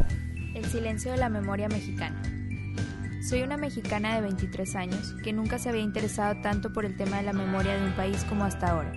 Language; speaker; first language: Spanish; native; Spanish